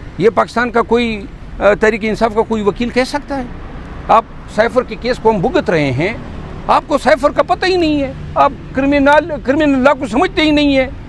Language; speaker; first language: Urdu; non-native, local second language; Pashto